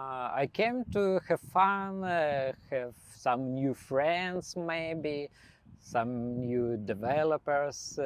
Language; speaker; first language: English; non-native, learner; Belarusian